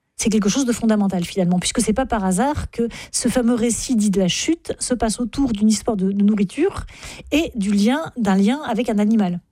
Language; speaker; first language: French; native; French